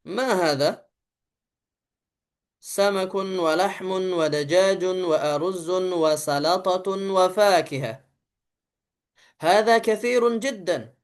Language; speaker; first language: Arabic; non-native, fluent; Indonesian